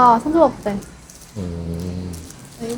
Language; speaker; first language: Korean; non-native, learner; Vietnamese